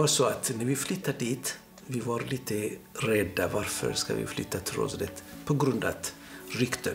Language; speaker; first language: Swedish; non-native, fluent; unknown